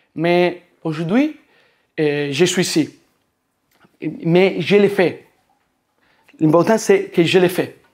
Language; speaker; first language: French; non-native, learner; Italian